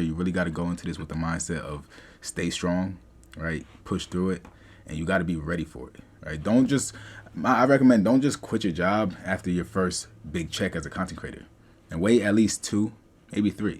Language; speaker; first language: English; native; English